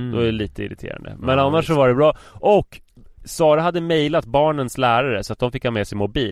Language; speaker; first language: Swedish; native; Swedish